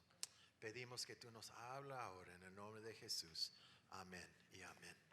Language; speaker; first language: Spanish; non-native, fluent; English